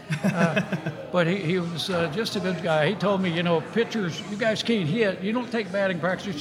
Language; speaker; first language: English; native; English